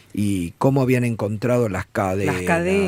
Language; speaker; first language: Spanish; native; Spanish